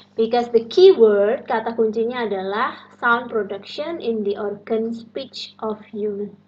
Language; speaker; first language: English; non-native, fluent; Indonesian